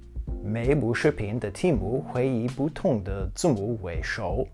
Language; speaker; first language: Chinese; non-native, fluent; English